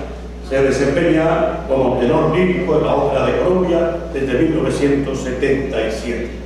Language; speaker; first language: Spanish; native; Spanish